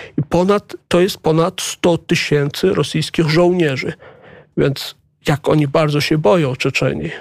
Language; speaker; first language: Polish; non-native, fluent; Chechen